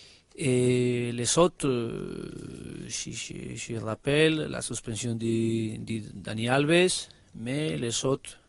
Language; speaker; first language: French; non-native, learner; Spanish